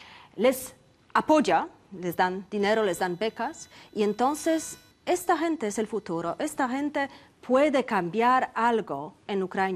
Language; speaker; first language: Spanish; non-native, fluent; Polish